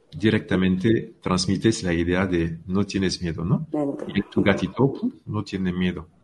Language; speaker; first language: Spanish; non-native, fluent; French